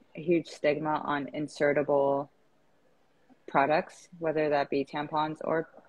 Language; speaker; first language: English; non-native, fluent; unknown